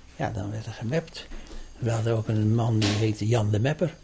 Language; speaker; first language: Dutch; early bilingual, other home language; Indonesian